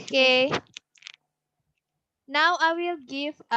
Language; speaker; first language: English; non-native, fluent; Indonesian